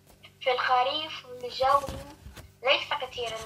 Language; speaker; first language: Arabic; non-native, learner; French